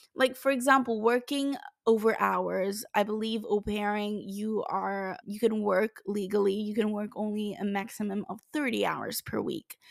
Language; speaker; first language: English; non-native, fluent; Italian